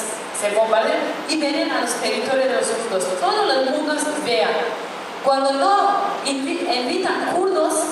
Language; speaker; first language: Spanish; non-native, fluent; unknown